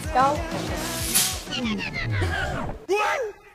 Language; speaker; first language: Chinese; native; Chinese